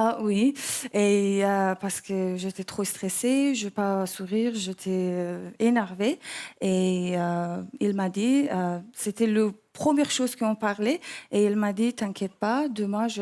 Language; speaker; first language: French; non-native, learner; English